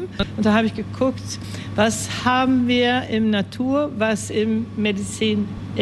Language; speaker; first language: German; early bilingual, heritage; German